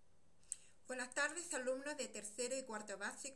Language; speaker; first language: Spanish; native; Spanish